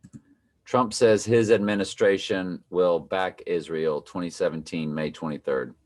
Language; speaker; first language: English; native; English